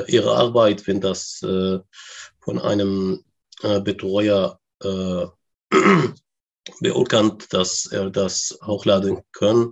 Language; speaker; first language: German; non-native, learner; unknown